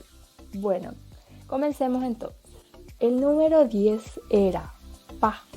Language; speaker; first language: Spanish; non-native, local second language; Guarani